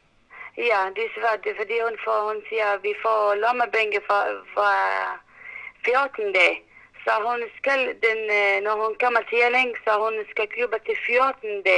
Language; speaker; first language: Danish; non-native, learner; Arabic